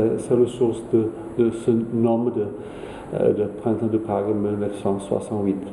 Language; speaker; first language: French; non-native, fluent; Czech